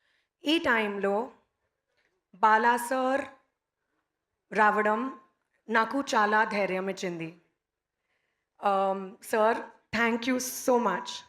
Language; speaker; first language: Telugu; non-native, local second language; Hindi